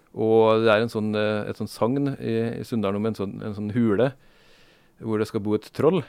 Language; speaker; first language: Norwegian; native; Norwegian